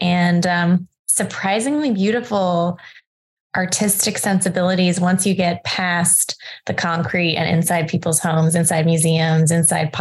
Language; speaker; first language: English; native; English